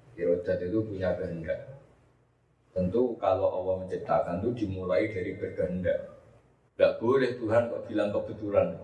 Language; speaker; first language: Indonesian; non-native, local second language; Javanese